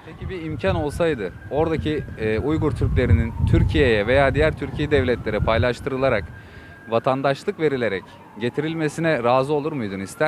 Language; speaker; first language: Turkish; native; Turkish